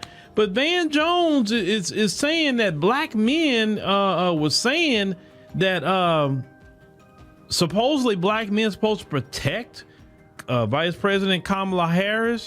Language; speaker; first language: English; native; English